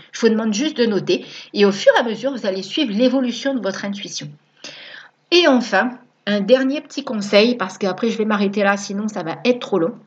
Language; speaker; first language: French; native; French